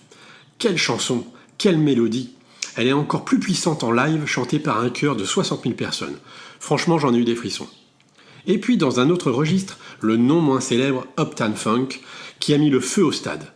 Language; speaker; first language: French; native; French